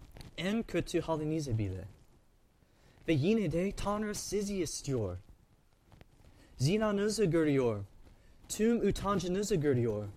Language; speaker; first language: Turkish; non-native, fluent; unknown